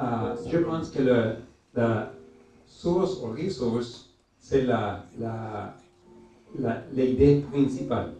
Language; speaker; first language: French; non-native, learner; English